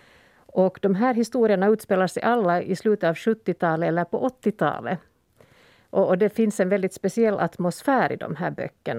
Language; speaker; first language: Swedish; native; Swedish